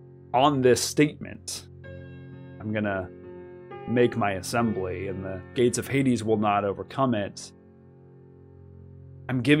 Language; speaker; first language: English; native; English